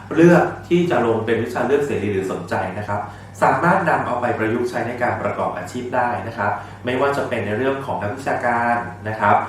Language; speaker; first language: Thai; native; Thai